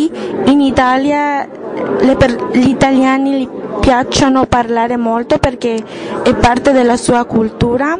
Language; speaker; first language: Italian; non-native, learner; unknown